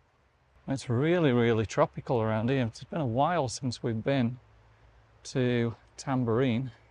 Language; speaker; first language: English; native; English